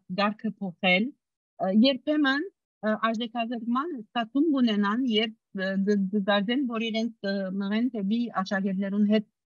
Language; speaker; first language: Armenian; early bilingual, heritage; Armenian